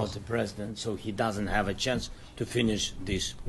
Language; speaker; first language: English; non-native, learner; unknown